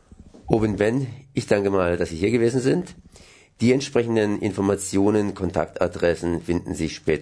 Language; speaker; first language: German; native; German